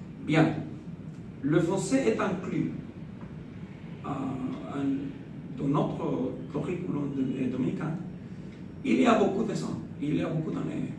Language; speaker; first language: French; non-native, fluent; Spanish